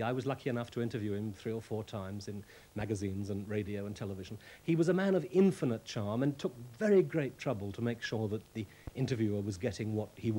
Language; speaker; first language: English; native; English